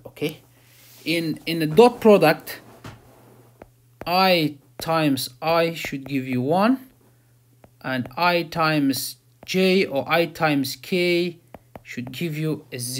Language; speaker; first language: English; non-native, fluent; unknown